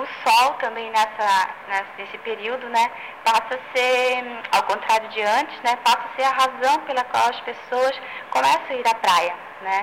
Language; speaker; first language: Portuguese; native; Portuguese